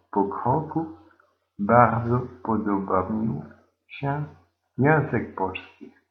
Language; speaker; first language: Polish; non-native, learner; French